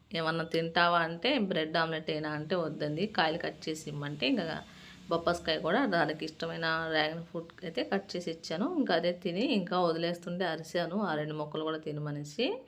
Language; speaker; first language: Telugu; native; Telugu